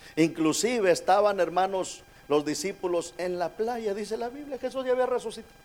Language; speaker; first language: Spanish; native; Spanish